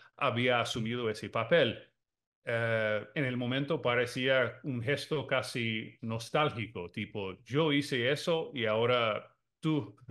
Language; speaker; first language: Spanish; non-native, fluent; English